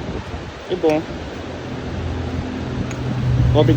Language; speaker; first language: Portuguese; non-native, learner; English